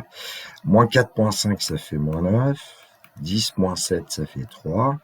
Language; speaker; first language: French; native; French